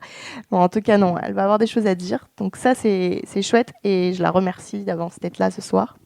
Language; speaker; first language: French; native; French